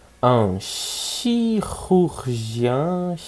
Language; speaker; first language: French; non-native, fluent; Portuguese